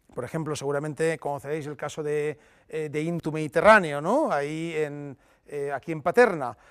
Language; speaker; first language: Spanish; native; Spanish